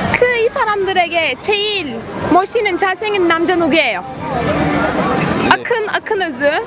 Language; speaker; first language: Korean; non-native, learner; Turkish